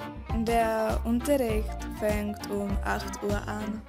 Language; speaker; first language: German; non-native, learner; Czech